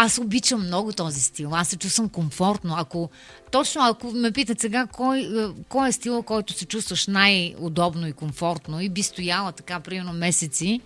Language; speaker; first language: Bulgarian; native; Bulgarian